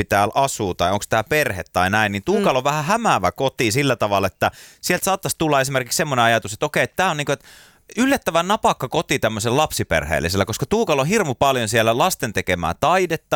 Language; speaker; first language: Finnish; native; Finnish